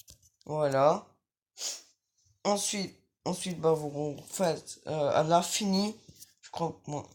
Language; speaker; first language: French; native; French